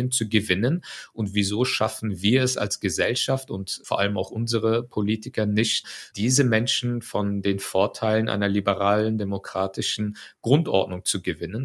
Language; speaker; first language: German; early bilingual, other home language; Turkish